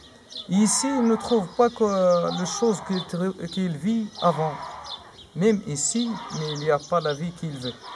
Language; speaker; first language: French; non-native, learner; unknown